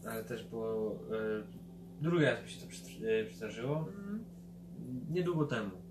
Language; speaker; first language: Polish; early bilingual, heritage; Polish